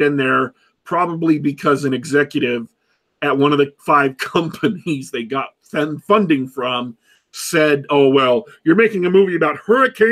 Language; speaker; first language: English; native; English